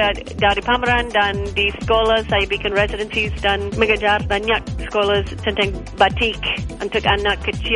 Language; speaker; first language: Indonesian; non-native, learner; English